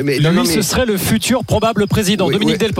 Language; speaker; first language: French; native; French